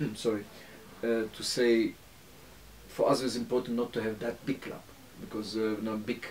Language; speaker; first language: English; non-native, fluent; Turkish